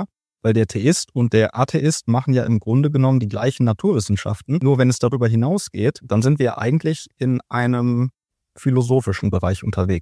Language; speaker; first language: German; native; German